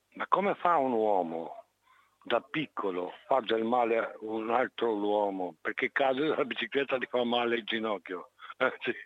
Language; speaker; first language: Italian; non-native, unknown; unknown